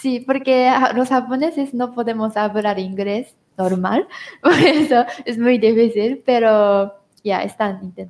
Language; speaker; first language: Spanish; non-native, learner; Japanese